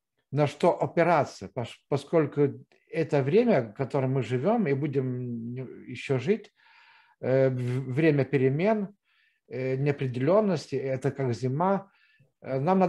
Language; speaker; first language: Russian; non-native, fluent; Lithuanian